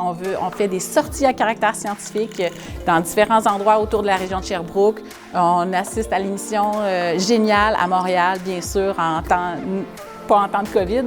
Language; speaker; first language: French; native; French